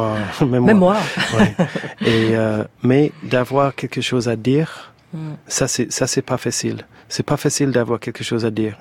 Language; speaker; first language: French; non-native, fluent; English